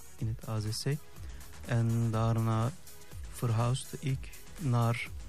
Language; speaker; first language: Dutch; non-native, learner; Turkish